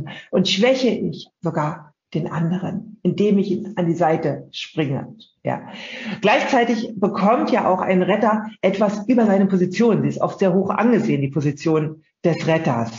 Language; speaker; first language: German; native; German